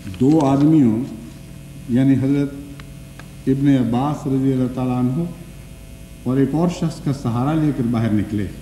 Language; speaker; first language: Urdu; non-native, local second language; Punjabi